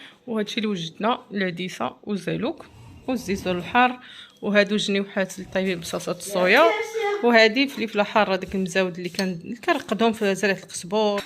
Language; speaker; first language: Arabic; native; Arabic